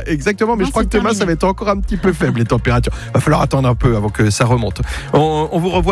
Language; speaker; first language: French; native; French